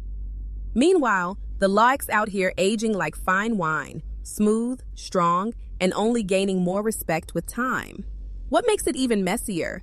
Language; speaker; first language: English; native; English